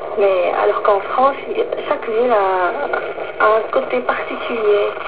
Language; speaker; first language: French; non-native, fluent; Korean